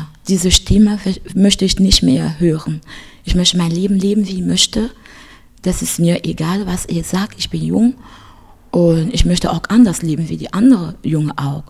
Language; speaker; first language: German; non-native, fluent; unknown